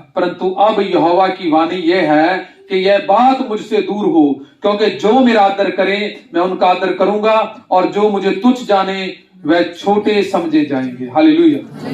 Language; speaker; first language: Hindi; non-native, local second language; Punjabi